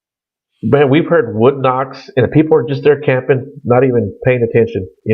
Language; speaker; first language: English; native; English